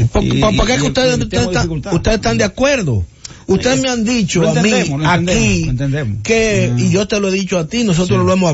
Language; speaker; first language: Spanish; native; Spanish